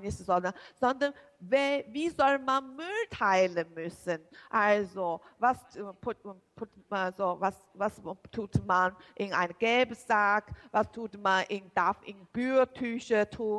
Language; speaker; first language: German; non-native, learner; Chinese